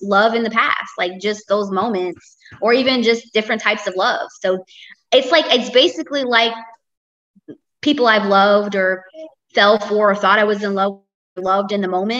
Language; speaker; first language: English; native; English